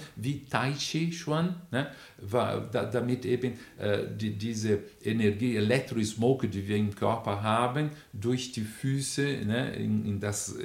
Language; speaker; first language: German; non-native, fluent; Portuguese